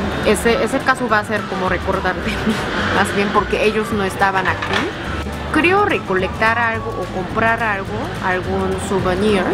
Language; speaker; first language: Spanish; non-native, learner; Korean